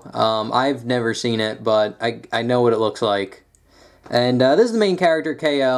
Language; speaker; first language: English; native; English